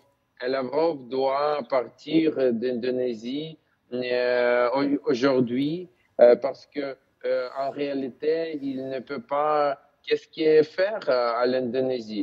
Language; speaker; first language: French; non-native, learner; Ukrainian